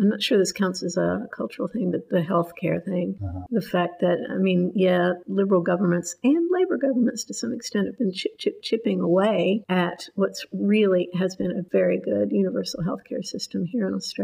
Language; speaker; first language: English; native; English